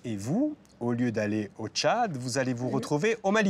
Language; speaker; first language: French; native; French